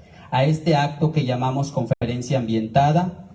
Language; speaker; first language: Spanish; native; Spanish